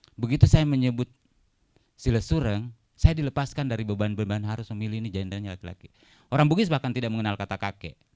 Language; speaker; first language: Indonesian; non-native, local second language; Buginese